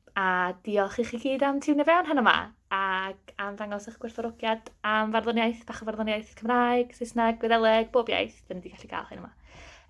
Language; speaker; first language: Welsh; native; Welsh